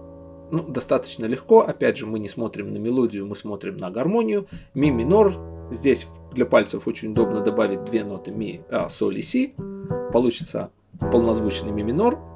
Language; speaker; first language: Russian; native; Russian